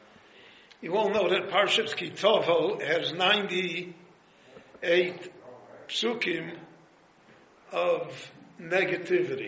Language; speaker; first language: English; native; English